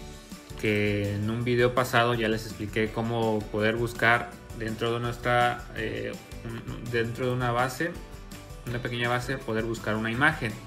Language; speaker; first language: Spanish; native; Spanish